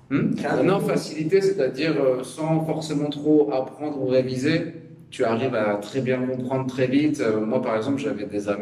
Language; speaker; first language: French; native; French